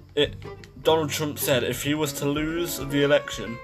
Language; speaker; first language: English; native; English